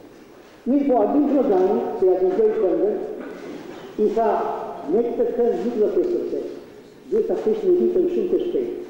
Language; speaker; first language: Albanian; native; Albanian